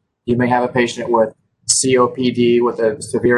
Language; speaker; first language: English; native; English